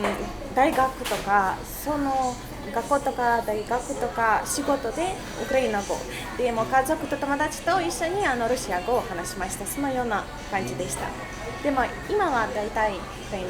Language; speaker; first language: Japanese; non-native, fluent; Russian